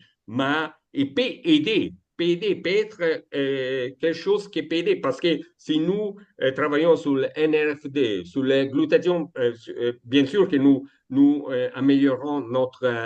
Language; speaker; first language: French; non-native, learner; Italian